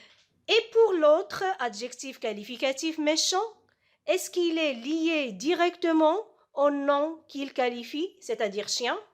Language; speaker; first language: French; non-native, local second language; Arabic